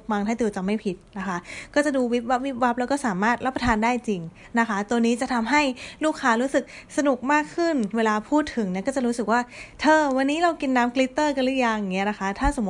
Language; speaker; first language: Thai; native; Thai